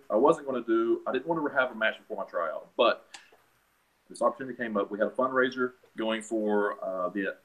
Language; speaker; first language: English; native; English